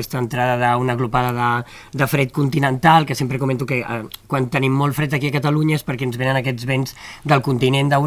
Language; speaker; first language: Catalan; native; Catalan